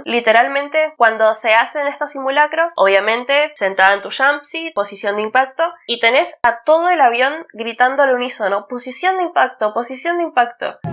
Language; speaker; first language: Spanish; native; Spanish